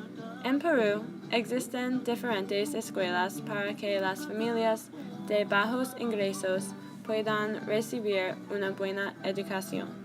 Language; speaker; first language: Spanish; non-native, learner; English